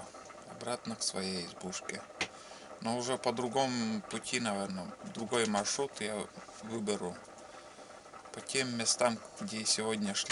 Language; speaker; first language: Russian; native; Russian